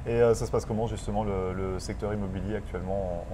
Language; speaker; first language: French; native; French